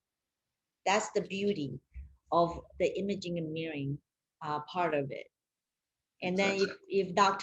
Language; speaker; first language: English; non-native, fluent; Chinese